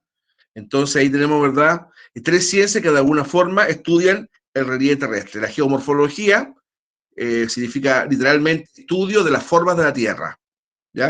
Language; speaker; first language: Spanish; native; Spanish